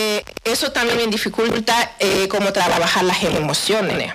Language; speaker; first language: Spanish; non-native, fluent; Wolof